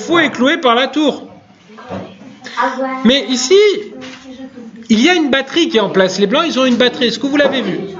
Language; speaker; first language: French; native; French